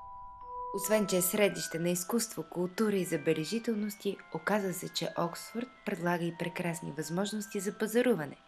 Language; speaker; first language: Bulgarian; native; Bulgarian